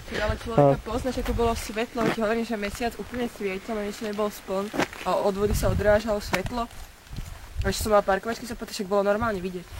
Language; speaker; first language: Slovak; native; Slovak